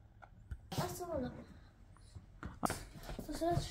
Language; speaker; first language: German; non-native, learner; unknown